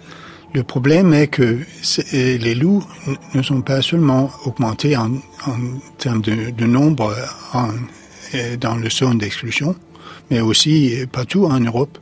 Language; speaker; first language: French; non-native, fluent; Danish